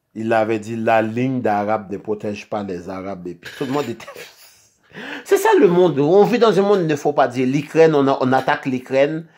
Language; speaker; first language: French; non-native, local second language; Haitian Creole